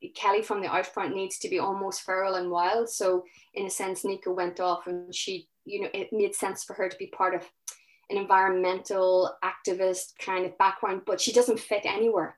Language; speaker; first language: English; native; English